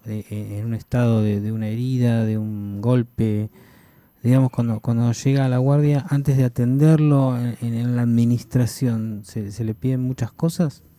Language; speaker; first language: Spanish; native; Spanish